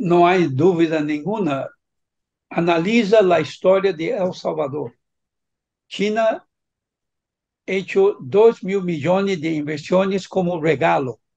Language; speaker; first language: Spanish; non-native, fluent; Portuguese